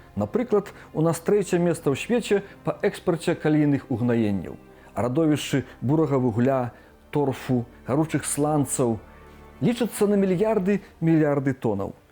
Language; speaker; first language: Belarusian; non-native, local second language; Russian